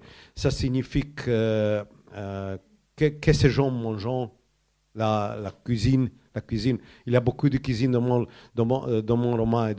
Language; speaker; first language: French; non-native, learner; Croatian